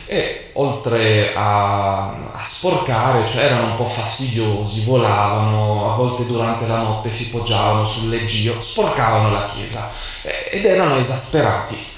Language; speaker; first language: Italian; non-native, fluent; Arabic